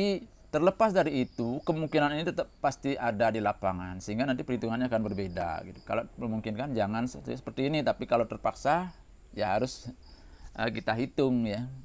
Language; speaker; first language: Indonesian; native; Indonesian